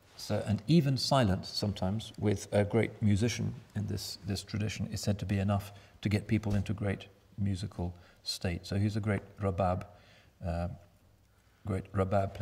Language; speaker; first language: English; native; English